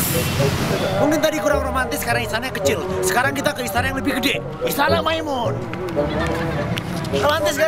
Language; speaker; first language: Indonesian; native; Indonesian